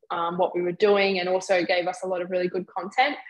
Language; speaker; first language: English; native; English